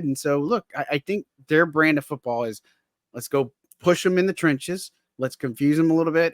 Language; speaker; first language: English; native; English